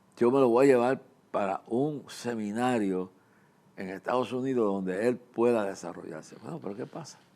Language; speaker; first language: Spanish; non-native, fluent; English